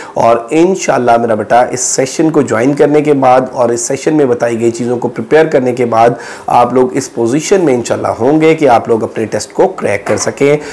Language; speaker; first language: Urdu; non-native, local second language; Pahari-Potwari